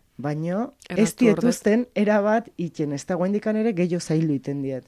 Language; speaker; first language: Basque; native; Basque